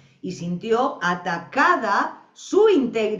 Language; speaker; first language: Spanish; native; Spanish